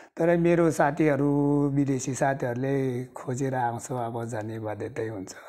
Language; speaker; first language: Nepali; non-native, local second language; Sherpa